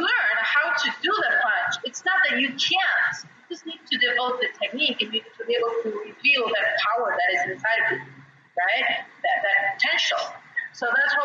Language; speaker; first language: English; non-native, fluent; Spanish